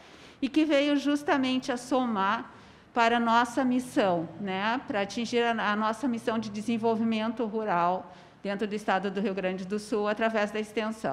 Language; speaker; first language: Portuguese; native; Portuguese